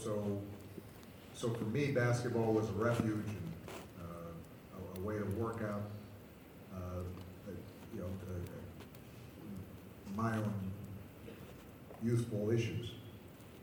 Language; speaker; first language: English; native; English